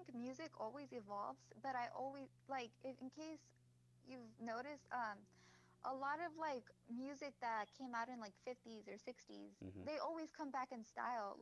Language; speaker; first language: English; native; English